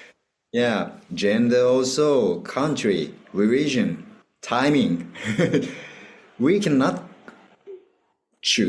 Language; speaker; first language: English; non-native, learner; Japanese